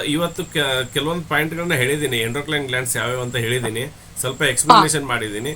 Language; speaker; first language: Kannada; native; Kannada